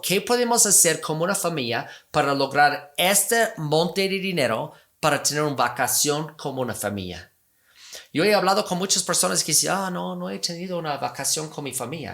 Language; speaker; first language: Spanish; non-native, fluent; English